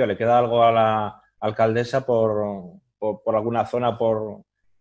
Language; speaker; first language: Spanish; native; Spanish